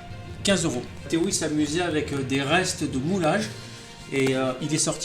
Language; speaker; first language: French; native; French